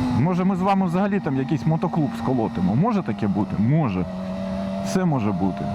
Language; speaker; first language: Ukrainian; non-native, local second language; Russian